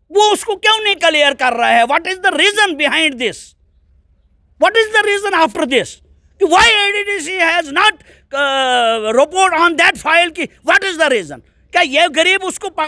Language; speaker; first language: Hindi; native; Hindi